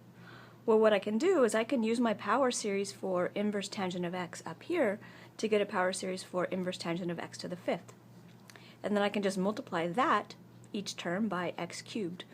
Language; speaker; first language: English; native; English